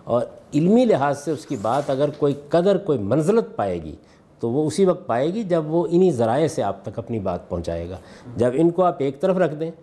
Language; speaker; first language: Urdu; non-native, local second language; Punjabi